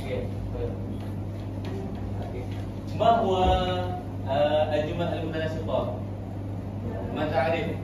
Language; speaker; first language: Arabic; non-native, learner; Malay